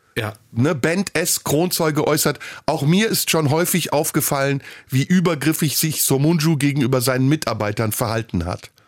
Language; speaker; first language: German; early bilingual, other home language; Turkish